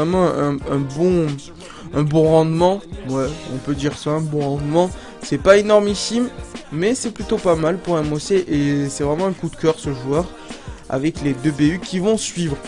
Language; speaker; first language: French; native; French